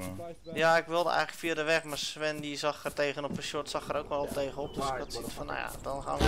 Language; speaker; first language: Dutch; native; Dutch